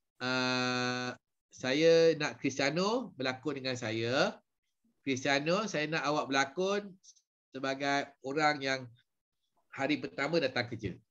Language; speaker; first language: Malay; native; Malay